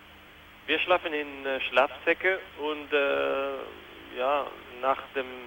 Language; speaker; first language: German; non-native, fluent; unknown